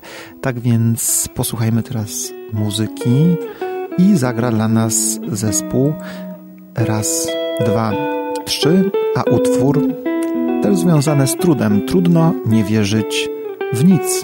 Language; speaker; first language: Polish; native; Polish